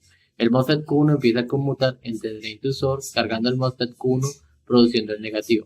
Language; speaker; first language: Spanish; native; Spanish